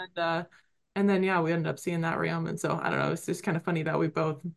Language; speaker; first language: English; native; English